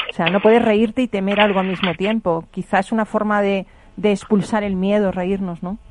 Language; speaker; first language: Spanish; native; Spanish